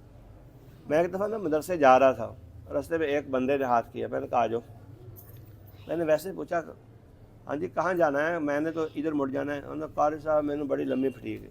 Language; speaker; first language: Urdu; non-native, local second language; Punjabi